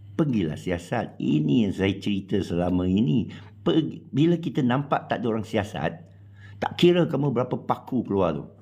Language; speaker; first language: Malay; non-native, local second language; Chinese